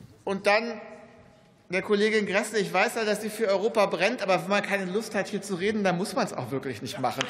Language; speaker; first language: German; native; German